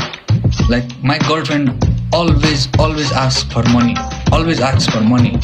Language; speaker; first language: English; non-native, learner; Nepali